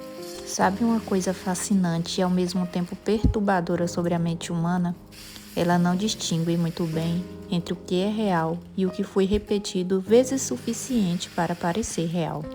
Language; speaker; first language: Portuguese; native; Portuguese